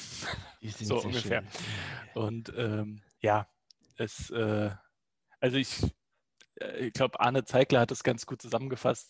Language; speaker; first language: German; native; German